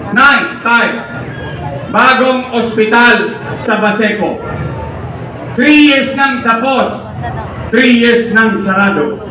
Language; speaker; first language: Filipino; native; Filipino